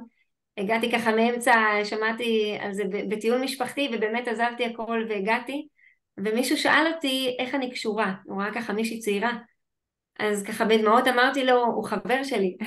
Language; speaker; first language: Hebrew; native; Hebrew